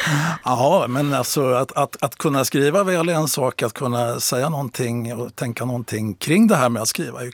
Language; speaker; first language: Swedish; native; Swedish